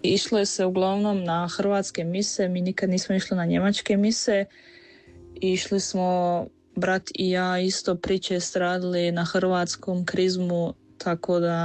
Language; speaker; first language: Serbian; early bilingual, heritage; Serbian